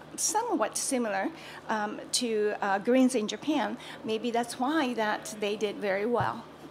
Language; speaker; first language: English; non-native, fluent; Japanese